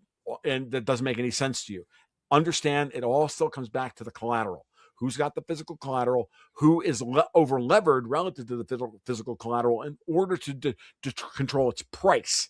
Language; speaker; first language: English; native; English